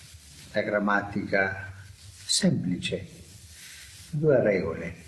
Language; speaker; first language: Italian; non-native, fluent; Spanish